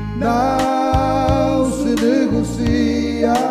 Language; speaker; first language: Portuguese; native; Portuguese